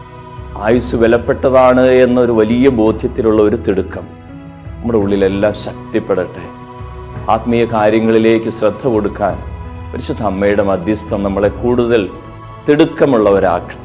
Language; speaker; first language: Malayalam; native; Malayalam